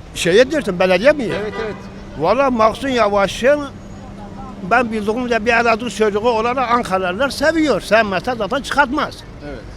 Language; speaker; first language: Turkish; native; Turkish